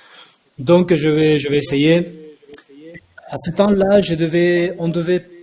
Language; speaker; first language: French; non-native, fluent; Spanish